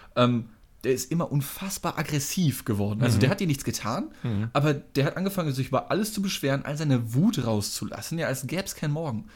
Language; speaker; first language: German; native; German